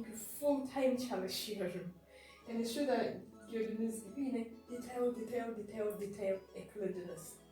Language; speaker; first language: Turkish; non-native, fluent; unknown